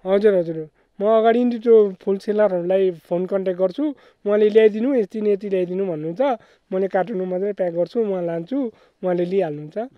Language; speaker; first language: Nepali; native; Nepali